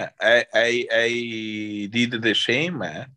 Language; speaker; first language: English; non-native, learner; Italian